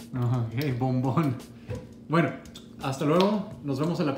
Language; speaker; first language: Spanish; early bilingual, other home language; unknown